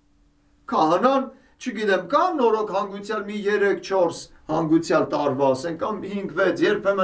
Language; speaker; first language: Armenian; native; Armenian